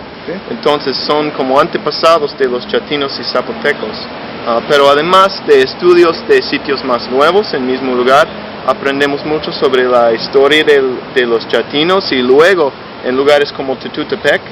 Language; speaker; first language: Spanish; non-native, fluent; English